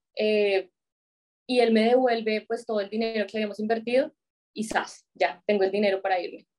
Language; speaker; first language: Spanish; native; Spanish